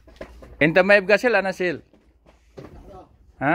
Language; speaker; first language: Arabic; non-native, learner; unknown